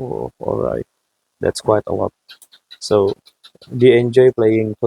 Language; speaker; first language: English; non-native, fluent; Indonesian